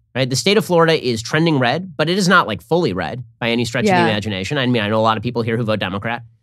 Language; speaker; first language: English; native; English